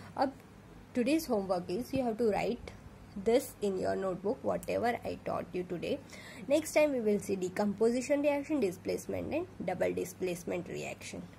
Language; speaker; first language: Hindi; non-native, local second language; Gujarati